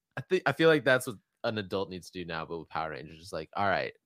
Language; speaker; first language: English; native; English